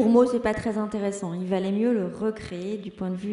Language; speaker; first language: French; native; French